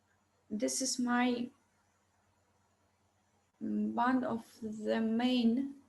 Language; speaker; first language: English; non-native, learner; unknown